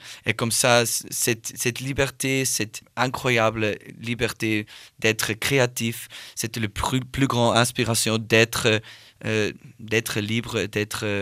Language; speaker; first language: French; non-native, learner; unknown